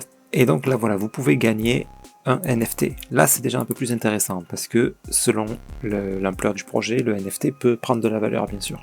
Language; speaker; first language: French; native; French